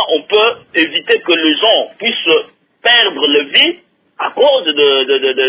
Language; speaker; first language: French; non-native, local second language; Lingala